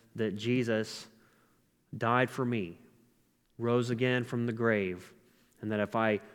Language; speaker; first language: English; native; English